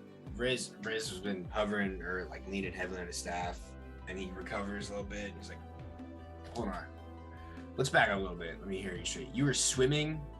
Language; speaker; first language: English; native; English